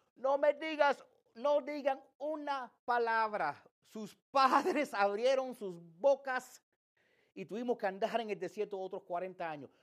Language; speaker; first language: Spanish; early bilingual, heritage; English